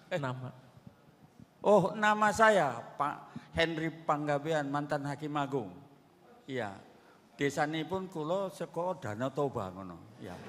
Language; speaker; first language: Indonesian; non-native, local second language; Batak Toba